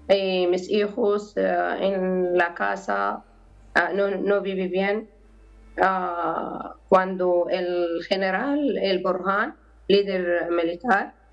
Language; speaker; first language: Spanish; non-native, learner; Arabic